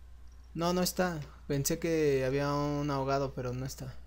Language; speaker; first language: Spanish; native; Spanish